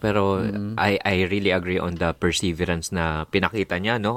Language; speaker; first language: English; non-native, local second language; Filipino